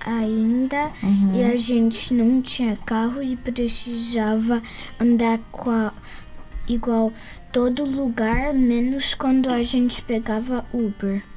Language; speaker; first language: Portuguese; early bilingual, heritage; Portuguese